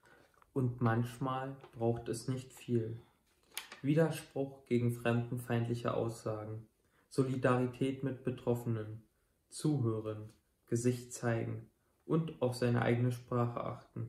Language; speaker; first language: German; native; German